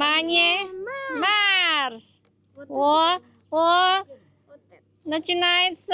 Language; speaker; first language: Russian; non-native, learner; Filipino